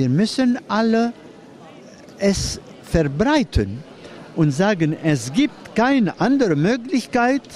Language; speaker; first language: German; non-native, fluent; Arabic